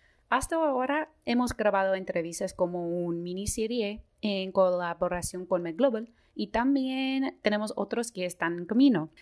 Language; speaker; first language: Spanish; non-native, fluent; English